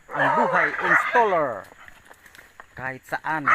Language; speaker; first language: Filipino; non-native, local second language; Bikol